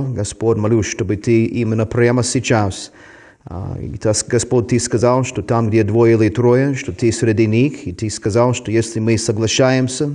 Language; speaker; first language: Russian; non-native, fluent; English